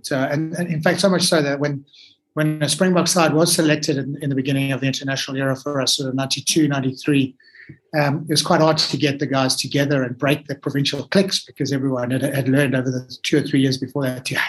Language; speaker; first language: English; native; English